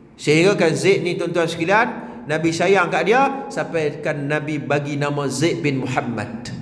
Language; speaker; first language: Malay; native; Malay